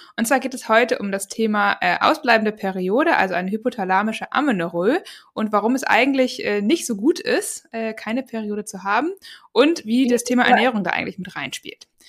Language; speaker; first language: German; native; German